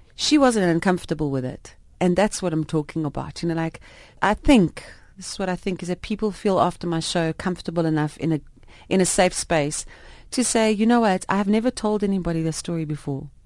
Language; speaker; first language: English; non-native, local second language; Afrikaans